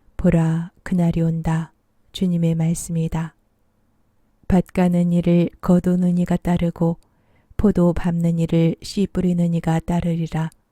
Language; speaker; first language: Korean; native; Korean